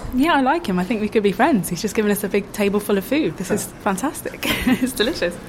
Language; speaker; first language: English; native; English